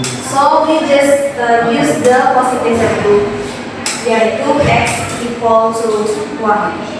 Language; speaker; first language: English; non-native, learner; Indonesian